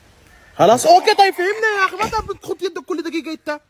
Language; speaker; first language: Arabic; native; Arabic